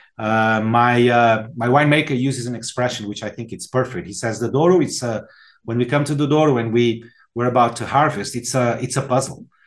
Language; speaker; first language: English; non-native, fluent; Portuguese